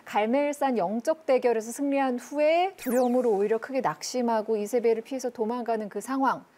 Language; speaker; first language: Korean; native; Korean